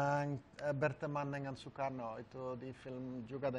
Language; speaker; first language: Indonesian; non-native, learner; Dutch